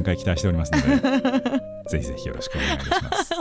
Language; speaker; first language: Japanese; native; Japanese